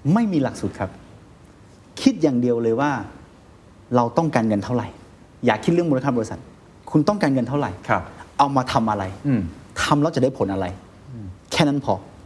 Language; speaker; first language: Thai; non-native, fluent; Chinese